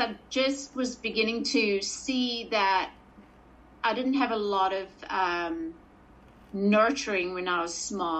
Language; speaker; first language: English; native; English